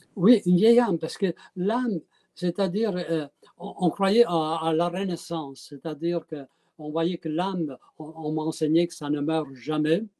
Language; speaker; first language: French; early bilingual, other home language; Italian